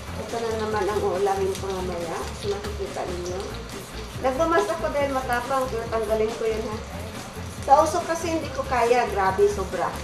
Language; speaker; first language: Filipino; native; Filipino